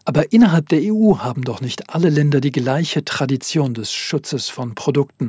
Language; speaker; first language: German; native; German